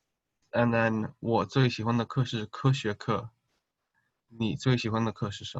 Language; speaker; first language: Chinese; early bilingual, heritage; Chinese